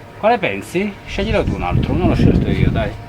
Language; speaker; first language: Italian; native; Italian